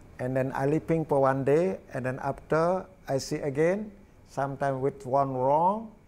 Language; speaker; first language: English; non-native, learner; Balinese